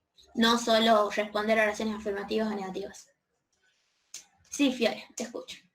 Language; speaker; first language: Spanish; native; Spanish